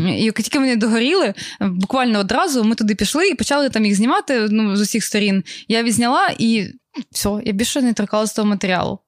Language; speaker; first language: Ukrainian; native; Ukrainian